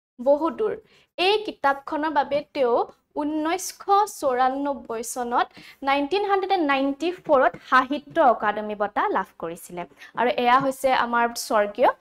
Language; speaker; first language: Assamese; native; Assamese